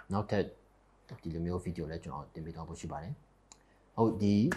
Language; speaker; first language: Burmese; non-native, local second language; Kachin